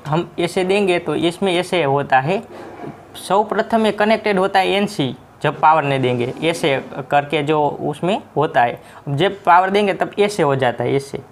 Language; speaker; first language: Hindi; non-native, local second language; Gujarati